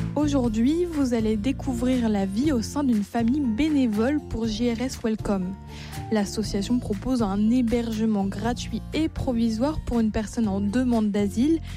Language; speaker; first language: French; native; French